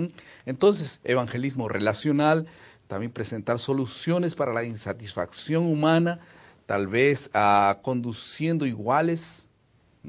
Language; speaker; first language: Spanish; non-native, fluent; Portuguese